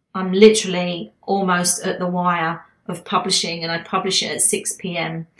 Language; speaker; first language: English; native; English